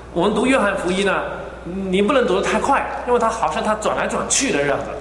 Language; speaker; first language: Chinese; non-native, fluent; Cantonese